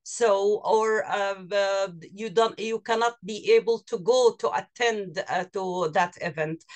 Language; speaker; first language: English; non-native, fluent; Arabic